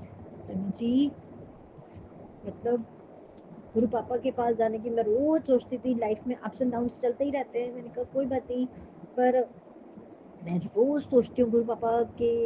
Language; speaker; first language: Hindi; native; Hindi